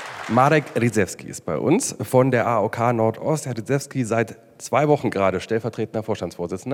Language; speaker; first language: German; native; German